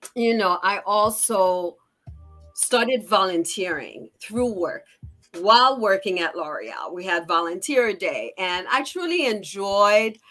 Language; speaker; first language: English; early bilingual, other home language; Haitian Creole